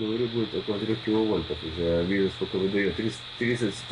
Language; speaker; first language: Russian; non-native, local second language; Lithuanian